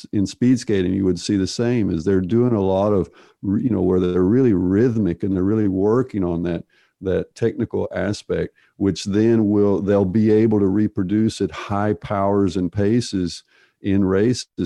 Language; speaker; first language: English; native; English